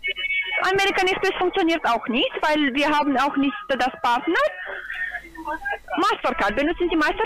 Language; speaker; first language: German; non-native, learner; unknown